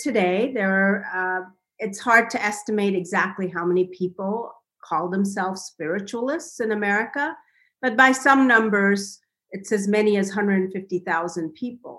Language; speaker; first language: English; non-native, local second language; Bangla